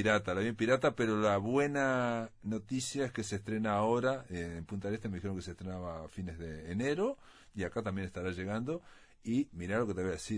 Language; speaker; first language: Spanish; native; Spanish